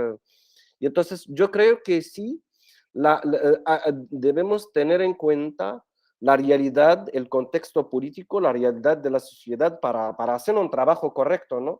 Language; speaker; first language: Spanish; non-native, fluent; Arabic